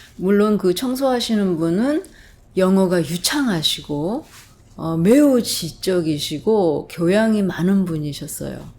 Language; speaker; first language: Korean; non-native, fluent; English